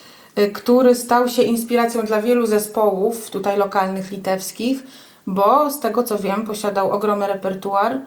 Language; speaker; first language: Polish; native; Polish